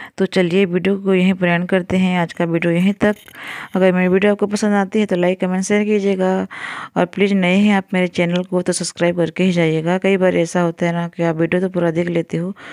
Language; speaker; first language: Hindi; non-native, local second language; Odia